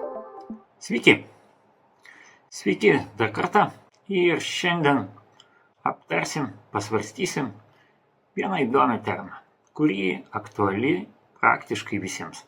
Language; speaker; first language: Lithuanian; non-native, local second language; Russian